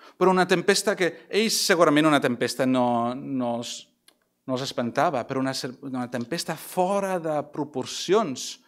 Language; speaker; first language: Catalan; non-native, fluent; English